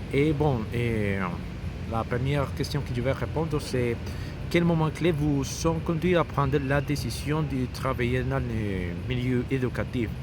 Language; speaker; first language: French; non-native, learner; Spanish